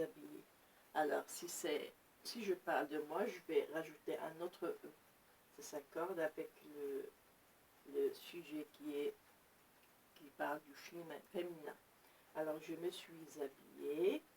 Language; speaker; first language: French; non-native, local second language; Arabic